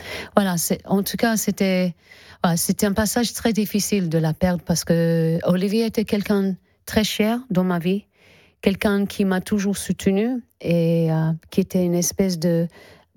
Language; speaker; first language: French; non-native, fluent; English